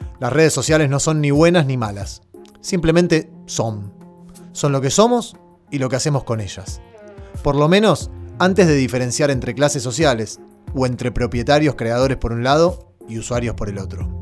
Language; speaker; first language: Spanish; native; Spanish